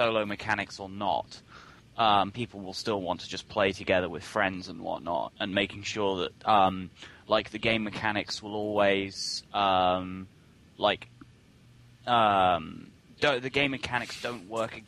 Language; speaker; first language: English; native; English